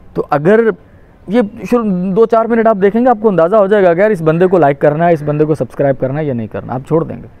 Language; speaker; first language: Urdu; non-native, local second language; Punjabi